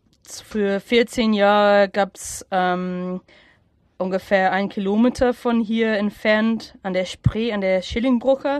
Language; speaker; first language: German; non-native, fluent; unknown